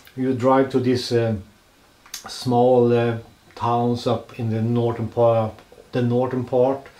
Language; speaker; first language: English; non-native, fluent; Swedish